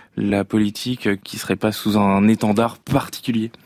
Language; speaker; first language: French; native; French